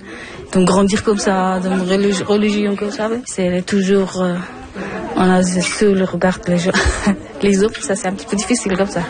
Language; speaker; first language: French; non-native, learner; Persian